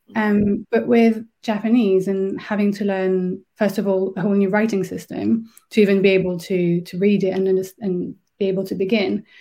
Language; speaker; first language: English; non-native, fluent; French